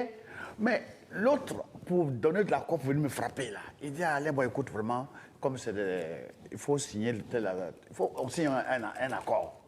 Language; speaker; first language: French; non-native, local second language; Dyula